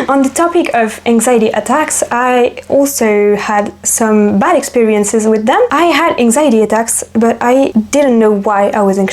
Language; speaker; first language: English; non-native, fluent; French